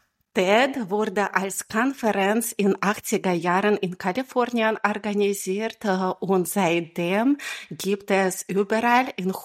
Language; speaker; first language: German; non-native, fluent; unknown